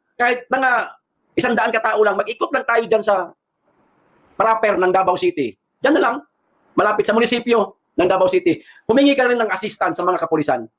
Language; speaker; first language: Filipino; non-native, local second language; Cebuano